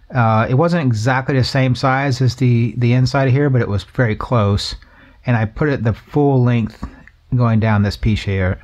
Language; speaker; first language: English; native; English